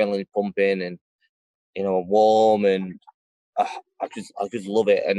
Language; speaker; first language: English; native; English